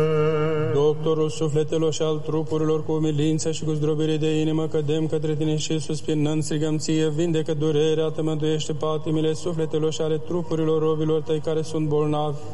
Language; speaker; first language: Romanian; native; Romanian